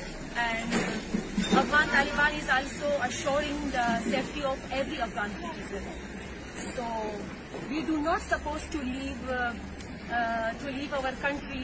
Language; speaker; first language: English; non-native, learner; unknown